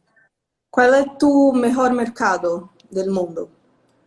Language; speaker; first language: Spanish; non-native, fluent; Portuguese